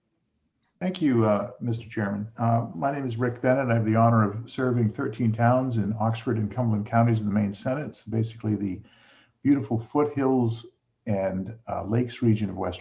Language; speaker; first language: English; native; English